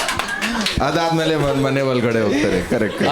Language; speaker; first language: Kannada; non-native, local second language; Punjabi